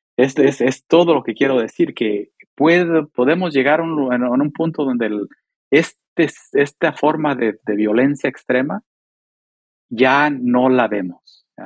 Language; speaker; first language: Spanish; early bilingual, heritage; Spanish